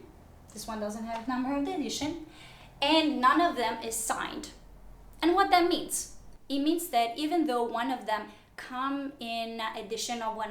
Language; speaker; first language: English; non-native, fluent; Italian